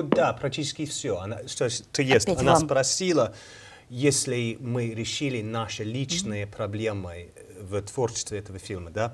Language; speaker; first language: Russian; non-native, learner; English